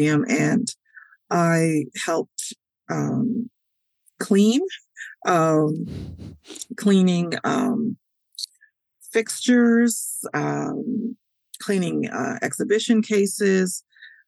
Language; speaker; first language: English; native; English